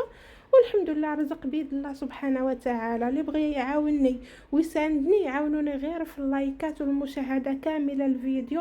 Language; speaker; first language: Arabic; native; Arabic